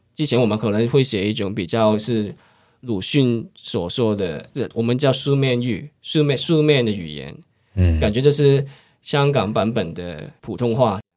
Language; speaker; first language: Chinese; non-native, local second language; Cantonese